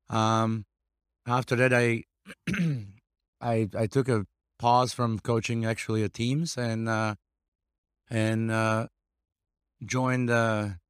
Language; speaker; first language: English; non-native, fluent; Slovak